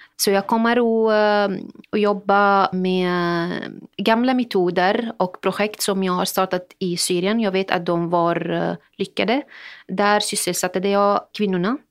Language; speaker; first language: Swedish; non-native, fluent; Arabic